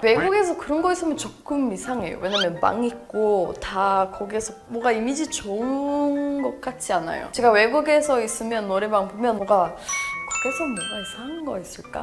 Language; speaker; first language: Korean; non-native, learner; English